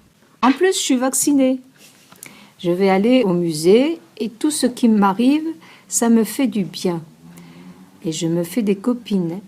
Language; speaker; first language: French; non-native, learner; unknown